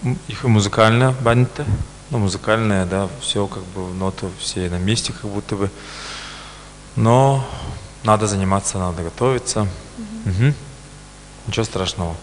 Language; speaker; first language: Russian; non-native, fluent; Mongolian